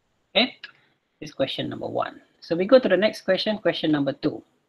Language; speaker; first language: English; non-native, local second language; Malay